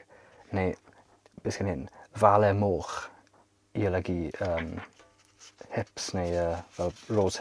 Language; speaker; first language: Welsh; native; Welsh